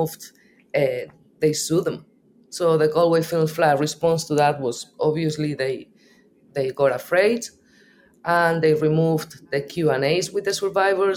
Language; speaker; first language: English; non-native, fluent; Spanish